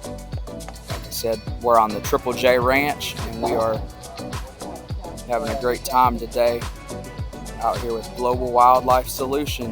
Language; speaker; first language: English; native; English